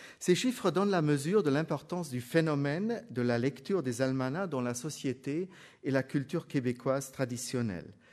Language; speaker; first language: French; non-native, fluent; German